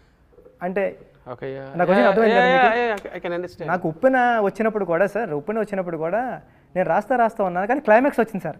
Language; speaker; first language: Telugu; native; Telugu